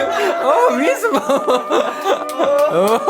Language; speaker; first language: Spanish; non-native, learner; Japanese